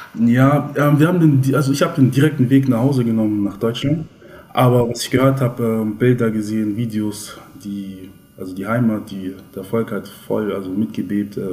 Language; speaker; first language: German; early bilingual, other home language; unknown